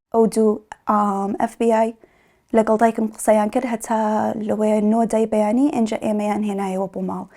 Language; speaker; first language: Central Kurdish; early bilingual, heritage; Central Kurdish